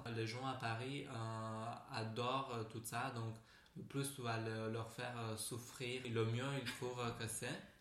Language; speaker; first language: French; non-native, fluent; Romanian